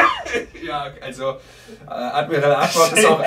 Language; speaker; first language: German; native; German